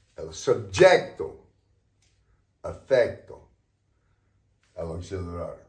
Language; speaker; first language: Spanish; non-native, learner; English